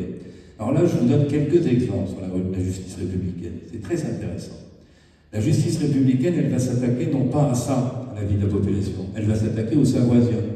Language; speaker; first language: French; native; French